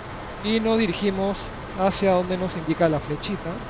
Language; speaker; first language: Spanish; native; Spanish